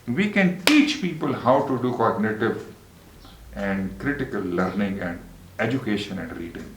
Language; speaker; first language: English; non-native, local second language; Urdu